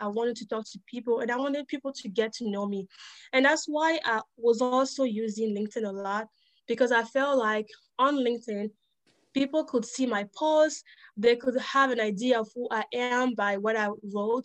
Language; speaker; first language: English; non-native, fluent; French